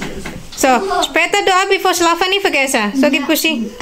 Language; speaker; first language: German; non-native, learner; Indonesian